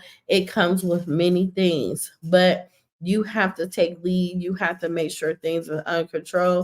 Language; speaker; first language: English; native; English